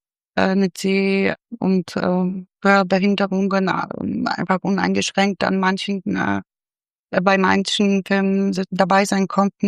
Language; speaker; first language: German; non-native, fluent; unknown